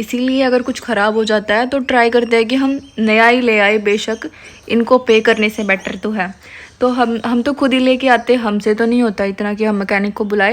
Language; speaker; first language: Hindi; native; Hindi